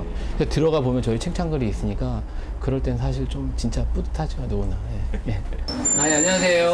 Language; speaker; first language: Korean; native; Korean